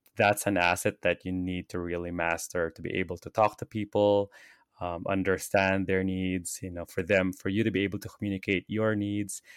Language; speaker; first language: English; non-native, local second language; Filipino